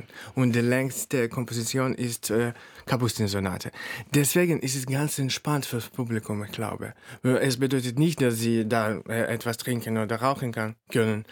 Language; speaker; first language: German; non-native, fluent; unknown